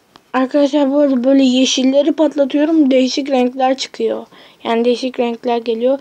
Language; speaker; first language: Turkish; native; Turkish